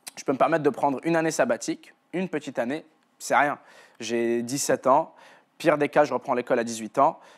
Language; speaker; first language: French; non-native, local second language; Arabic